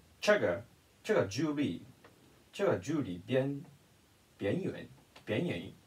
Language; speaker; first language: Chinese; non-native, learner; Japanese